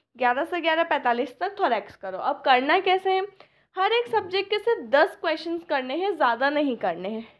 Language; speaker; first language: Hindi; native; Hindi